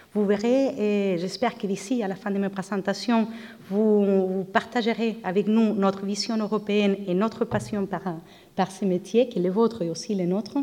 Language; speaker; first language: French; non-native, fluent; Spanish